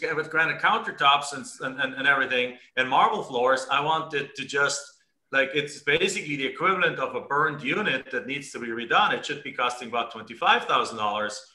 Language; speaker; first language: English; non-native, fluent; German